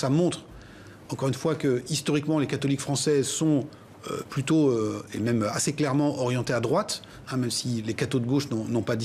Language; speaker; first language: French; native; French